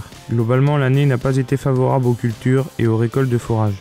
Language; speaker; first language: French; native; French